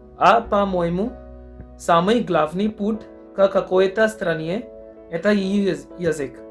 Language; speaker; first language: Russian; non-native, fluent; Hindi